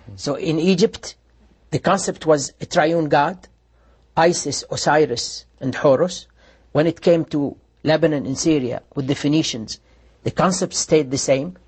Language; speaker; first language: English; non-native, fluent; Arabic